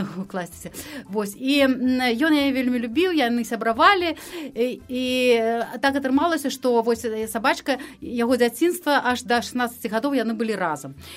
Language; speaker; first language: Belarusian; non-native, local second language; Russian